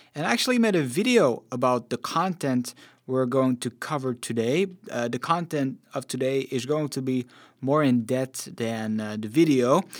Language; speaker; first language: English; non-native, fluent; Dutch